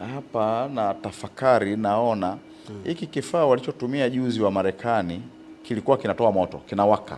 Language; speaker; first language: Swahili; native; Swahili